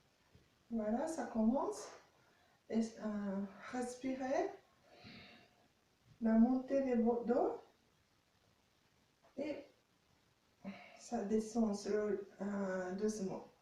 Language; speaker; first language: French; non-native, learner; Japanese